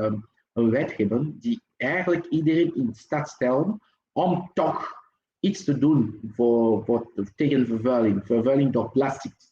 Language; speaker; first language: Dutch; non-native, local second language; French